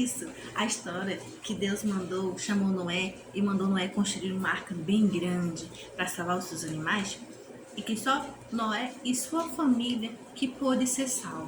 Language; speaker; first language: Portuguese; native; Portuguese